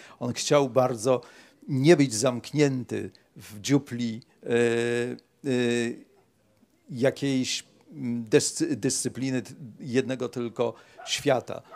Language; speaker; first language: Polish; native; Polish